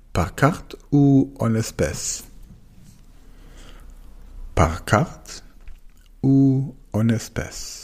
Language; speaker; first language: French; non-native, fluent; German